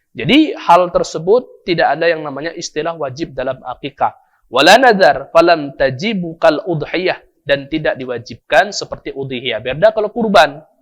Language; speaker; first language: Malay; native; Malay